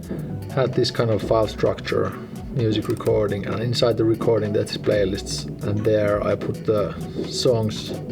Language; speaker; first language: English; non-native, fluent; Finnish